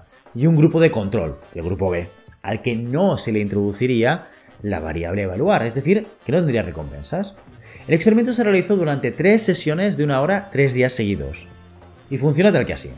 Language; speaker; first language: Spanish; native; Spanish